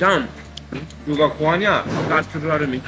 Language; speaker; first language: Indonesian; non-native, fluent; Japanese